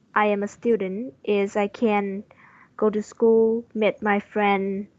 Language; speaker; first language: English; non-native, learner; Vietnamese